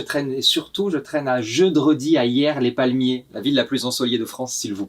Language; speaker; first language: French; native; French